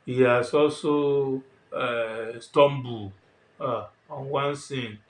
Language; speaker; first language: English; non-native, local second language; Yoruba